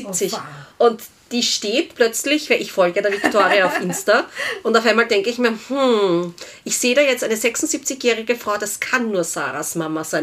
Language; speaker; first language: German; native; German